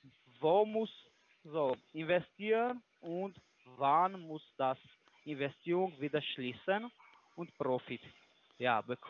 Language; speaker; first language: German; non-native, learner; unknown